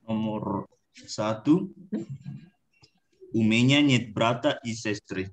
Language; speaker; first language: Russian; non-native, learner; Indonesian